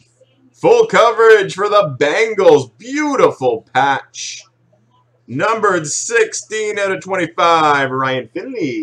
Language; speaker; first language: English; native; English